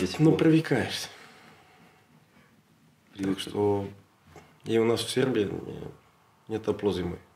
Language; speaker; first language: Russian; non-native, learner; Serbian